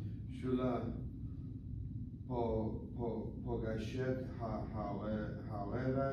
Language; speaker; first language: Hebrew; non-native, learner; English